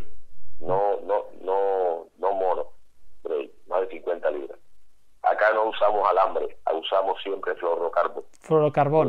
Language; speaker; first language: Spanish; native; Spanish